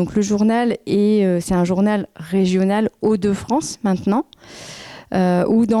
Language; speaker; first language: French; native; French